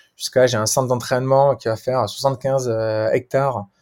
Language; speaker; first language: French; native; French